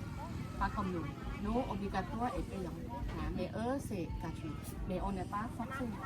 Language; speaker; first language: French; non-native, learner; Thai